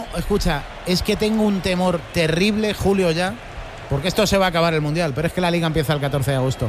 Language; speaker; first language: Spanish; native; Spanish